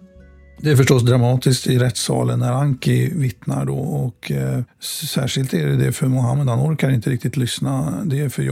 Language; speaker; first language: Swedish; native; Swedish